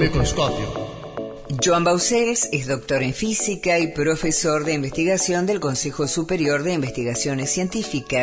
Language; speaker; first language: Spanish; native; Spanish